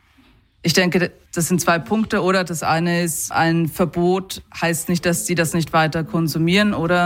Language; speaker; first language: German; native; German